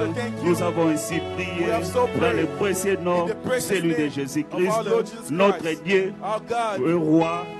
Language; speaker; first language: French; non-native, local second language; Lingala